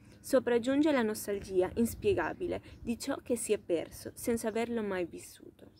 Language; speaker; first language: Italian; non-native, fluent; Spanish